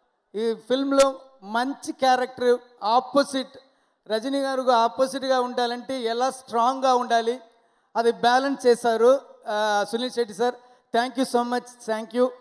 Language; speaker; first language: Telugu; non-native, learner; Tamil